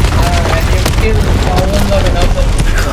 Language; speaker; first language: English; non-native, learner; Hindi